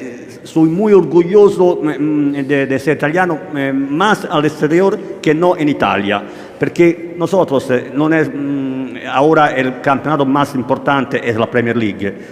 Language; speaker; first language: Spanish; non-native, learner; Italian